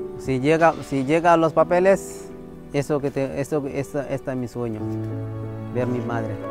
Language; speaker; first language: Spanish; non-native, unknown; Wolof